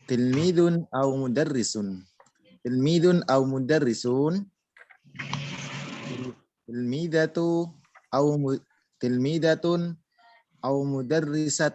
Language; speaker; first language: Arabic; non-native, learner; Indonesian